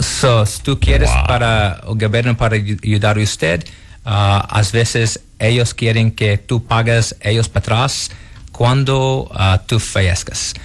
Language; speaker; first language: Spanish; non-native, learner; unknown